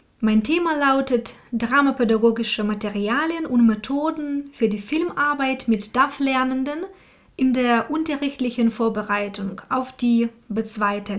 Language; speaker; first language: German; non-native, fluent; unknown